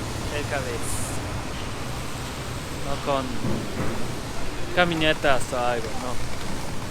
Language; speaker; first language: Spanish; non-native, learner; German